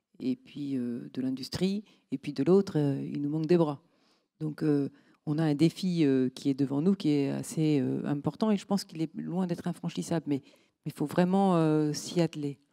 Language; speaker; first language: French; native; French